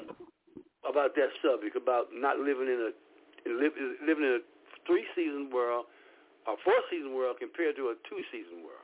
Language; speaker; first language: English; native; English